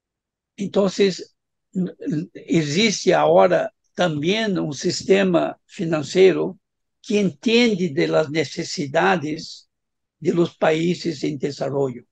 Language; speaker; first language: Spanish; non-native, fluent; Portuguese